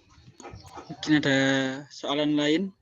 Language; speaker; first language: Indonesian; native; Indonesian